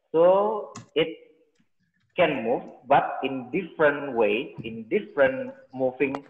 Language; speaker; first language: English; non-native, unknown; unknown